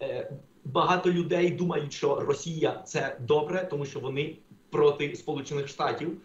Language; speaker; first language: Ukrainian; non-native, fluent; Spanish